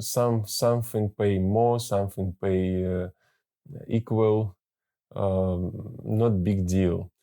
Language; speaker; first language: English; non-native, learner; Russian